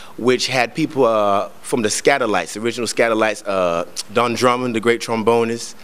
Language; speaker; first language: English; native; English